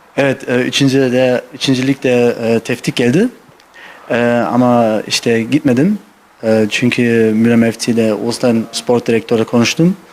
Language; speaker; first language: Turkish; non-native, learner; Arabic